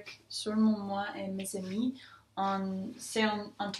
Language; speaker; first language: French; non-native, learner; English